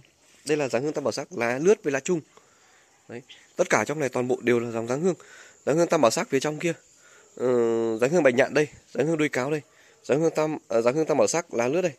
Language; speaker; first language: Vietnamese; native; Vietnamese